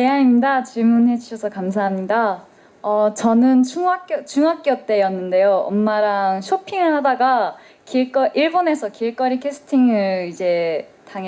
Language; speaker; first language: Korean; non-native, fluent; Japanese